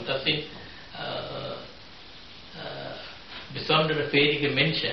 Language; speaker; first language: German; non-native, fluent; Sinhala